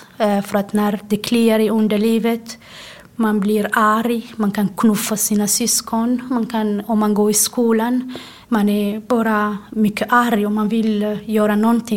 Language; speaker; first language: Swedish; non-native, fluent; Somali